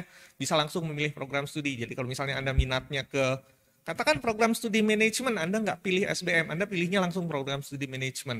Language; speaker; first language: Indonesian; native; Indonesian